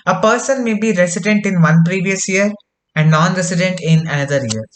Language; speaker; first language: English; non-native, local second language; Kannada